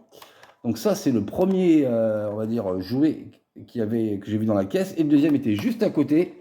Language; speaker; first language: French; native; French